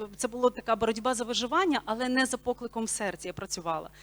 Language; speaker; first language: Ukrainian; non-native, local second language; Bulgarian